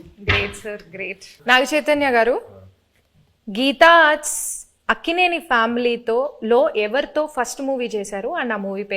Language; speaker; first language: Telugu; native; Telugu